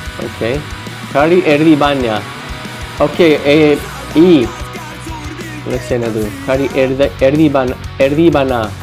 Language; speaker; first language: Basque; non-native, learner; English